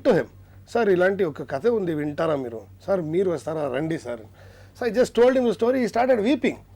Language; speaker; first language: Telugu; non-native, learner; Kannada